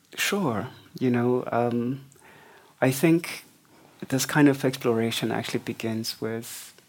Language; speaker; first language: English; non-native, local second language; Xhosa